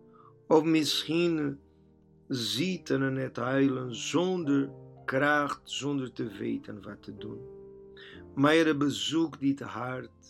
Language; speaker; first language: Dutch; non-native, learner; Portuguese